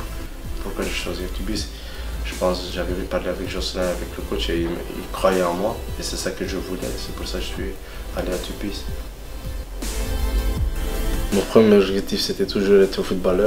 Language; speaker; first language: French; non-native, local second language; Dutch